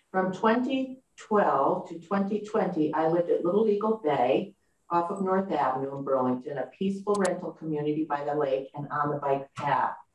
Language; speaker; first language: English; native; English